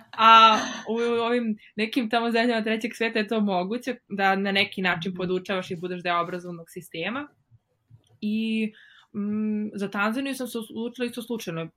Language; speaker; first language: Serbian; native; Serbian